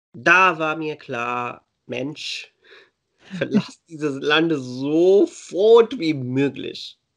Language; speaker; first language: German; non-native, fluent; Urdu